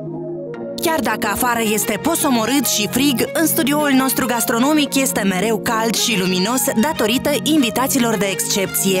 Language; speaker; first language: Romanian; native; Romanian